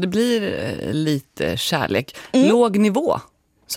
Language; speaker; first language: Swedish; native; Swedish